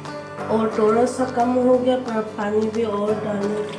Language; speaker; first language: Hindi; non-native, learner; Filipino